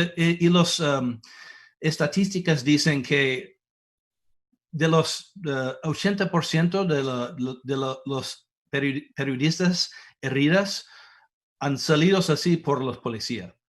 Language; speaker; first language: Spanish; non-native, fluent; English